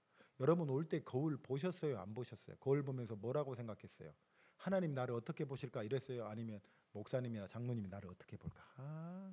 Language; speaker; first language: Korean; native; Korean